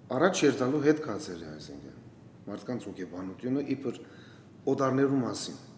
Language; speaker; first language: Armenian; native; Armenian